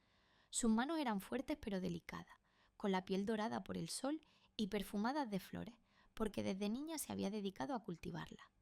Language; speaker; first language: Spanish; native; Spanish